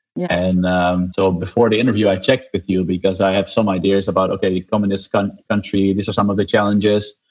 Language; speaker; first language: English; non-native, fluent; Dutch